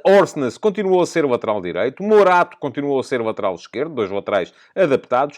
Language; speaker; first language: Portuguese; native; Portuguese